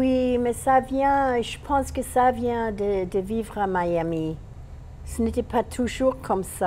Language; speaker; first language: French; non-native, fluent; English